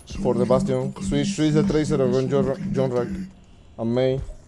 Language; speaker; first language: English; non-native, learner; Spanish